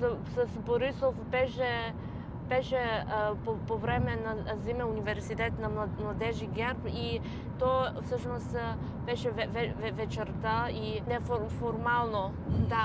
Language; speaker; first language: Bulgarian; non-native, learner; Chinese